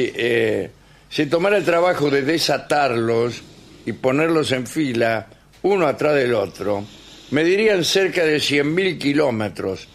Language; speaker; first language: Spanish; native; Spanish